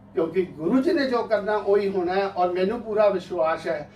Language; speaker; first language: Hindi; non-native, local second language; Punjabi